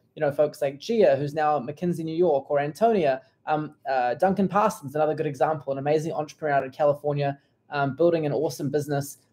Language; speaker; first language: English; native; English